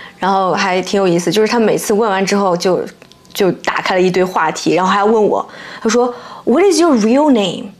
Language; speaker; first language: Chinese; native; Chinese